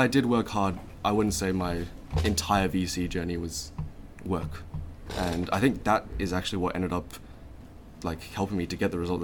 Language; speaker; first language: English; early bilingual, other home language; Chinese